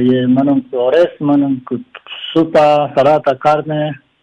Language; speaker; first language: Romanian; non-native, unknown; Japanese